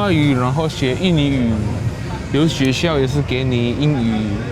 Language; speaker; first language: Chinese; non-native, fluent; Javanese